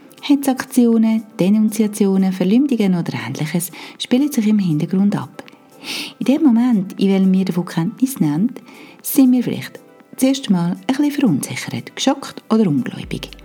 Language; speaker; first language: German; native; German